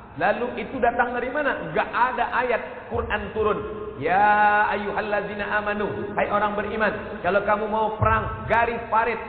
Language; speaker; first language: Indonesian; native; Indonesian